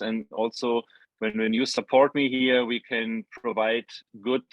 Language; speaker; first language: English; non-native, fluent; German